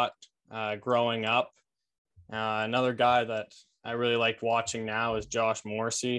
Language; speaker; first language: English; native; English